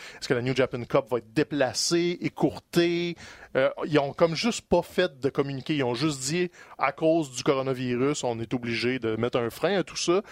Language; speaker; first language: French; native; French